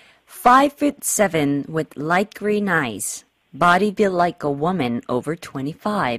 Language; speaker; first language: English; non-native, fluent; Korean